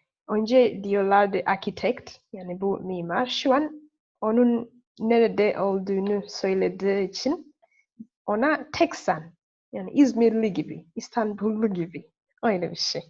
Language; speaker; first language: Turkish; non-native, fluent; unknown